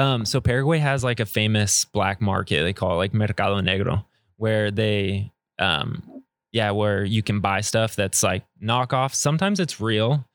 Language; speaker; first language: English; native; English